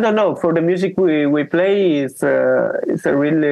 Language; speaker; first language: English; non-native, learner; Italian